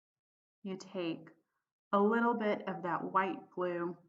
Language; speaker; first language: English; native; English